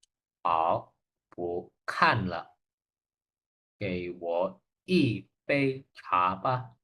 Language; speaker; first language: Chinese; non-native, learner; Indonesian